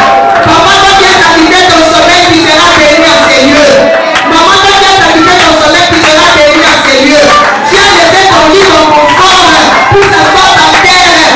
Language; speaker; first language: French; non-native, local second language; Lingala